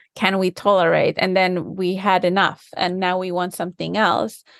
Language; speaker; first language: English; non-native, fluent; Finnish